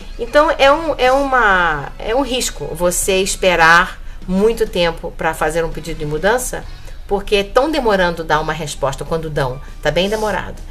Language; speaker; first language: Portuguese; native; Portuguese